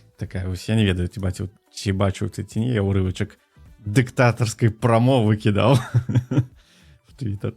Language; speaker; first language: Belarusian; non-native, local second language; Russian